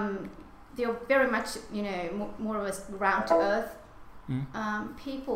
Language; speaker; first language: English; non-native, fluent; Hungarian